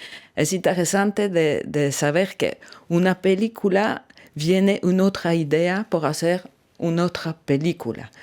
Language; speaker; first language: Spanish; non-native, fluent; French